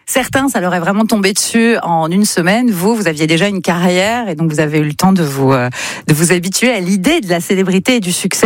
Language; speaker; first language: French; native; French